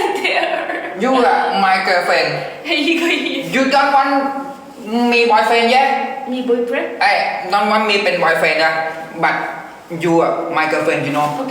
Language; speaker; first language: English; non-native, learner; Thai